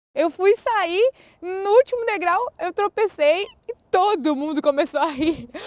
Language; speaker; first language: Portuguese; native; Portuguese